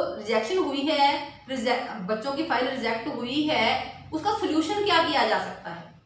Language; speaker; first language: Hindi; non-native, local second language; Punjabi